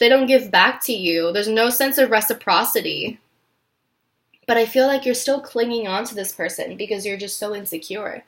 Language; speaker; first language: English; native; English